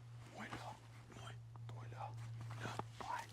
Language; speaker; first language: French; native; French